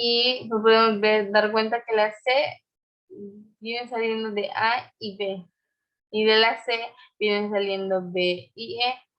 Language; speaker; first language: Spanish; native; Spanish